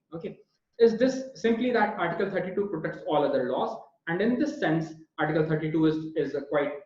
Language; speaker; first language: English; non-native, local second language; Hindi